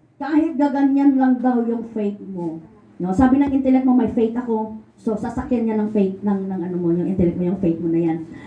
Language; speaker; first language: Filipino; non-native, local second language; Iloko